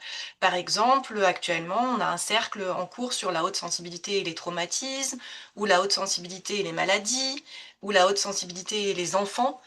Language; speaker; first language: French; native; French